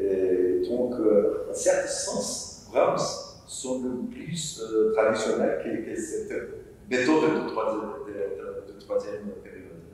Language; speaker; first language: French; non-native, learner; Portuguese